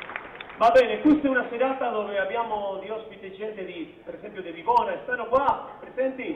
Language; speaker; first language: Italian; non-native, fluent; Spanish